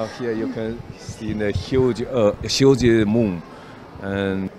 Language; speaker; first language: English; non-native, learner; Chinese